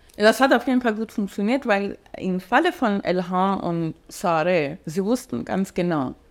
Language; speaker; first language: German; non-native, fluent; Persian